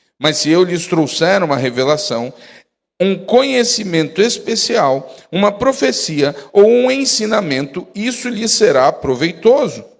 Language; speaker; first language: Portuguese; native; Portuguese